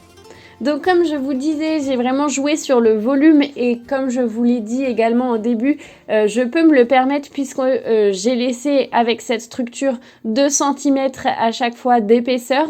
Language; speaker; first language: French; native; French